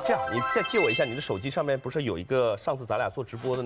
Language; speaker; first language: Chinese; native; Chinese